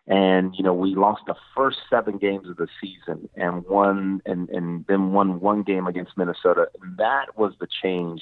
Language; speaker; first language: English; native; English